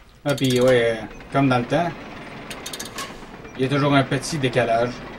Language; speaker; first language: French; native; French